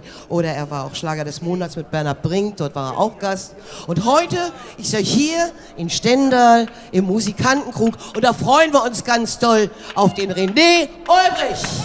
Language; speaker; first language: German; native; German